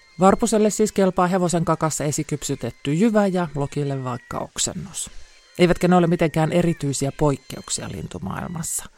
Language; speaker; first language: Finnish; native; Finnish